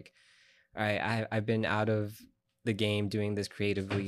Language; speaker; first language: English; native; English